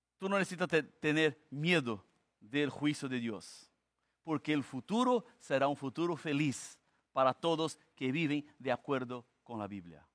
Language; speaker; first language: Spanish; non-native, fluent; Portuguese